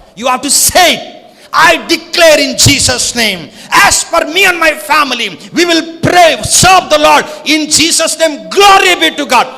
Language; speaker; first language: English; non-native, local second language; Telugu